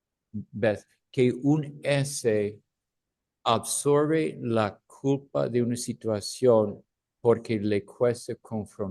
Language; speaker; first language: Spanish; non-native, fluent; English